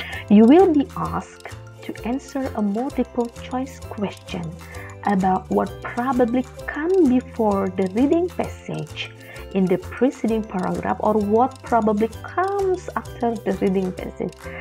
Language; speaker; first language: English; non-native, fluent; Indonesian